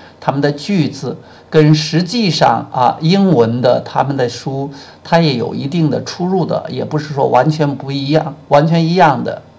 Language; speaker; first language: Chinese; native; Chinese